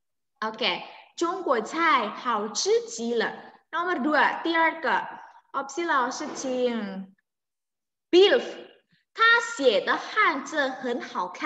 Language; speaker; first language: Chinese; non-native, fluent; Indonesian